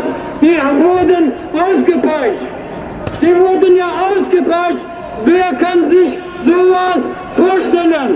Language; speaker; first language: German; non-native, fluent; Persian